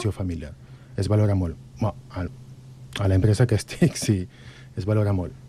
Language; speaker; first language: Catalan; non-native, fluent; Spanish